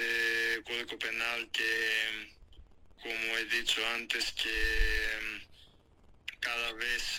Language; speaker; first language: Spanish; non-native, fluent; Greek